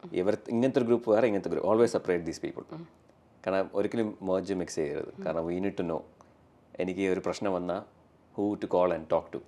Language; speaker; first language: Malayalam; early bilingual, heritage; Malayalam